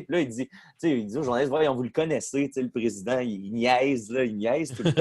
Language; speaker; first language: French; native; French